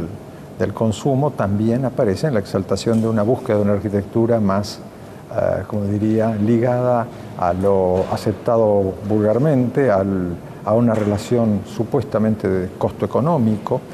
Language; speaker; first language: Spanish; native; Spanish